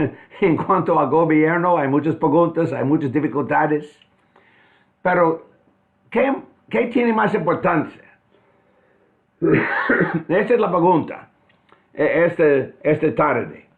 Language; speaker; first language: Spanish; non-native, fluent; English